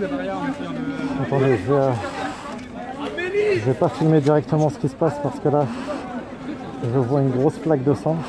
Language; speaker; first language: French; native; French